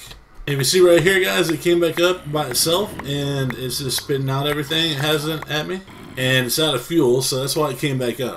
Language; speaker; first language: English; native; English